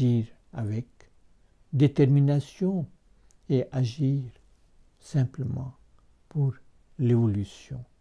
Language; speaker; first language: French; non-native, fluent; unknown